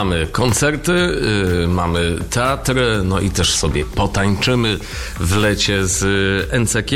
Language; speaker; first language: Polish; native; Polish